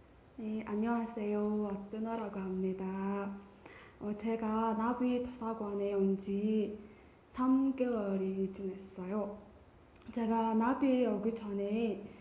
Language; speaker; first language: Korean; non-native, fluent; Mongolian